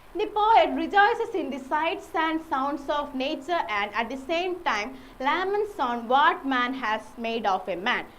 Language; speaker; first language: English; non-native, local second language; Malayalam